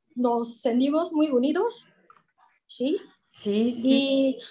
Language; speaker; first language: Spanish; non-native, learner; Chinese